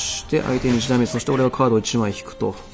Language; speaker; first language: Japanese; native; Japanese